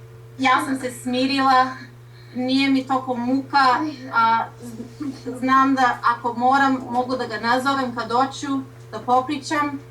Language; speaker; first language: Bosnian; early bilingual, heritage; Serbian